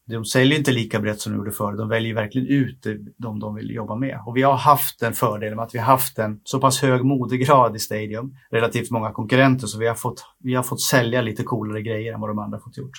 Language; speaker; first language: Swedish; native; Swedish